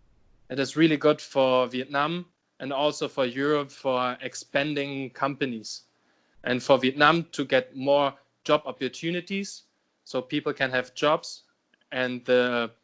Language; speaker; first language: English; non-native, fluent; German